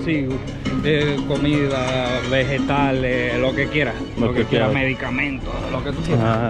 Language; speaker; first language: Spanish; native; Spanish